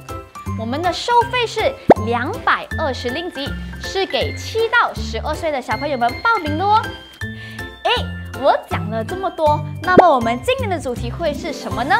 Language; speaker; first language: Chinese; native; Chinese